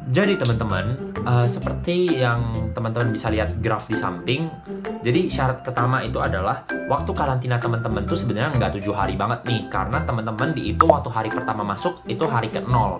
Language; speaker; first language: Indonesian; native; Indonesian